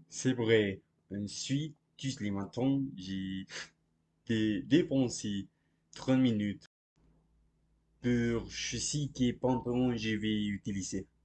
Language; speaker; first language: French; non-native, learner; Spanish